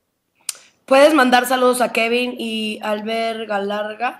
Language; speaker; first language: Spanish; native; Spanish